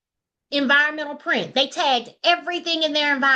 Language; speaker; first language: English; native; English